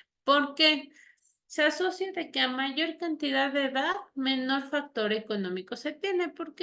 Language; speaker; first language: Spanish; native; Spanish